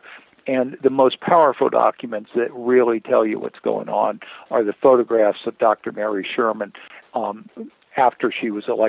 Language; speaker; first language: English; native; English